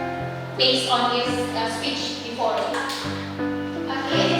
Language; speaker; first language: English; non-native, fluent; Indonesian